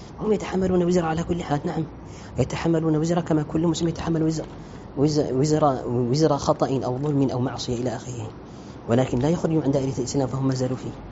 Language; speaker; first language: Arabic; non-native, fluent; Malay